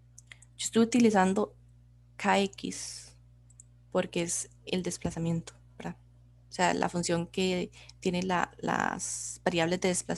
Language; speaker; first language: Spanish; native; Spanish